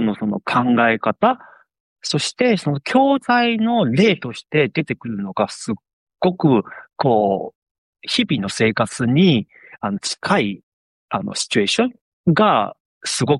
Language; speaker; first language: Japanese; non-native, fluent; Chinese